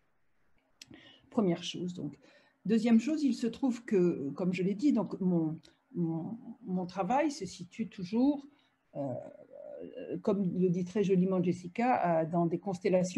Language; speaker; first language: French; native; French